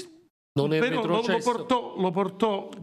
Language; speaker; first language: Italian; native; Italian